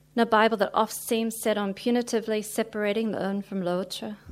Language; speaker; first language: English; native; English